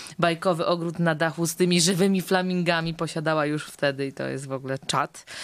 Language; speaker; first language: Polish; native; Polish